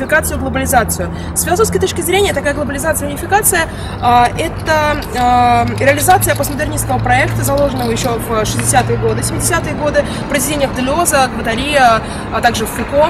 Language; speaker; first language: Russian; native; Russian